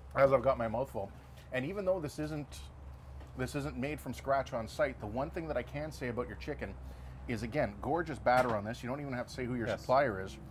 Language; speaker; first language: English; native; English